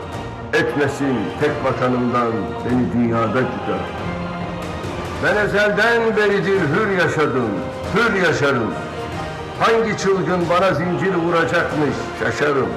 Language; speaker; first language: Turkish; native; Turkish